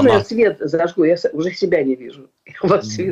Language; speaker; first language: Russian; native; Russian